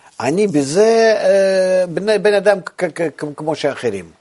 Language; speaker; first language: Hebrew; non-native, fluent; Russian